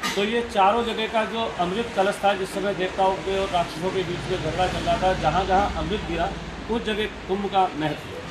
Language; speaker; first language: Hindi; native; Hindi